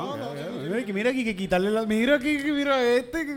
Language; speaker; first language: Spanish; native; Spanish